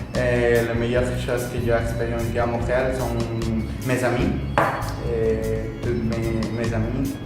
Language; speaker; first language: French; non-native, learner; Spanish